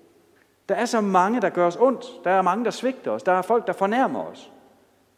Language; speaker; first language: Danish; native; Danish